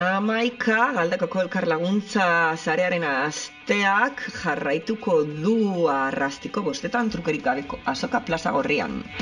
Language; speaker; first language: Basque; native; Basque